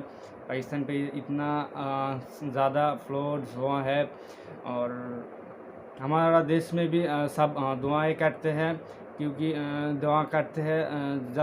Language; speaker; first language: Hindi; non-native, learner; Bangla